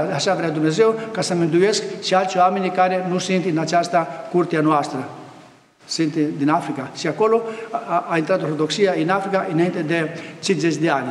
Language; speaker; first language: Romanian; non-native, fluent; Greek